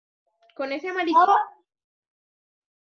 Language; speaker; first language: Spanish; native; Spanish